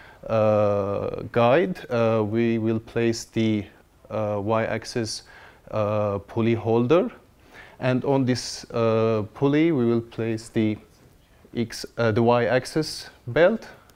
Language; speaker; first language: English; non-native, fluent; Armenian